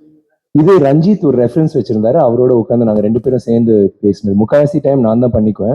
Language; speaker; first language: Tamil; native; Tamil